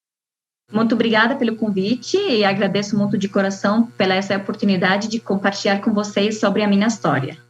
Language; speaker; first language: Portuguese; non-native, fluent; Arabic